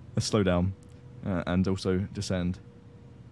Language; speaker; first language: English; native; English